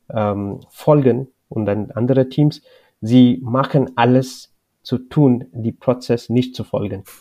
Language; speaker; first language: German; non-native, learner; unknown